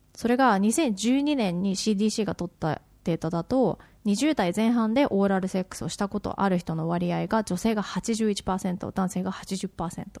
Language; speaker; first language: Japanese; native; Japanese